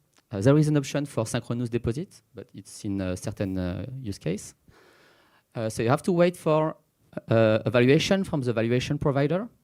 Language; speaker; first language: English; non-native, fluent; French